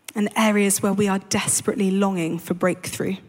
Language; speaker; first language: English; native; English